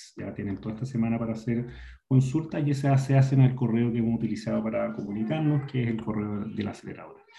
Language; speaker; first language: Spanish; native; Spanish